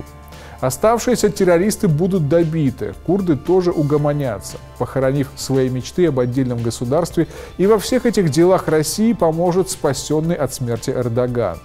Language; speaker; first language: Russian; native; Russian